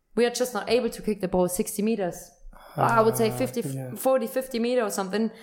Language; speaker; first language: English; non-native, fluent; German